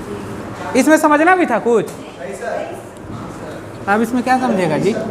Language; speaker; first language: Hindi; native; Hindi